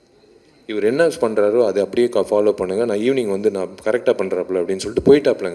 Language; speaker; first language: Tamil; native; Tamil